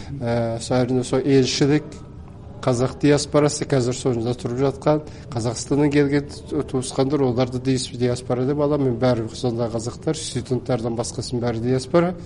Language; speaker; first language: Kazakh; early bilingual, heritage; Kazakh